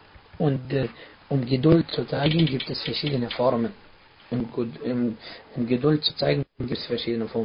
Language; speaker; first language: German; non-native, fluent; Arabic